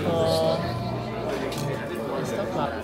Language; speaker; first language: Italian; non-native, learner; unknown